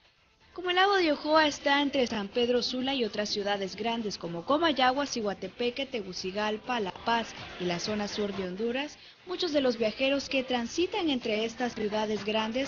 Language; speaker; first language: Spanish; native; Spanish